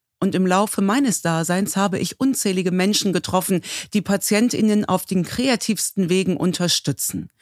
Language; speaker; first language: German; native; German